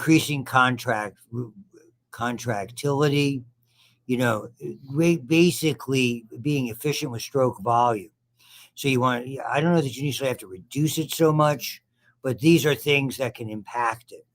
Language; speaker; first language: English; native; English